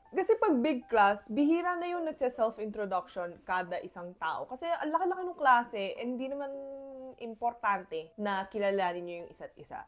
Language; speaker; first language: Filipino; early bilingual, other home language; Korean